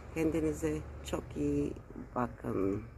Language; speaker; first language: Turkish; early bilingual, heritage; Turkish